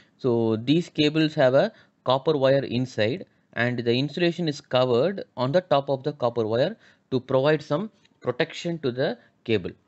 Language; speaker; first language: English; non-native, local second language; Tamil